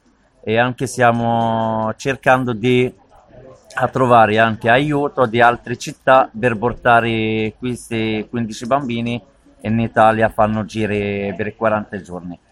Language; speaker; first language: Italian; non-native, learner; Arabic